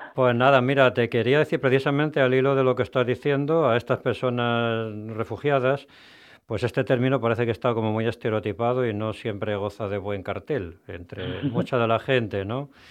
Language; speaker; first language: Spanish; native; Spanish